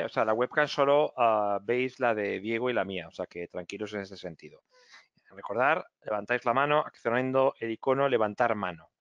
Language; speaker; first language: Spanish; native; Spanish